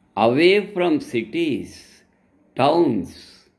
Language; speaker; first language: English; non-native, local second language; Telugu